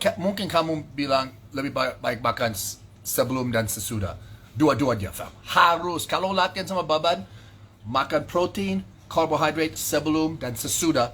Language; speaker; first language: Indonesian; non-native, fluent; English